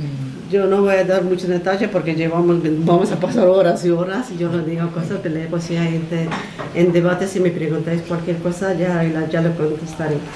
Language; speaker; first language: Spanish; non-native, fluent; Persian